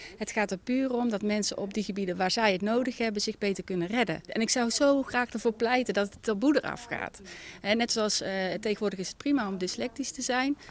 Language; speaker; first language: Dutch; native; Dutch